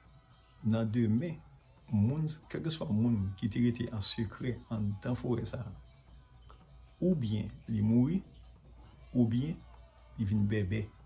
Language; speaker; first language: French; non-native, local second language; Haitian Creole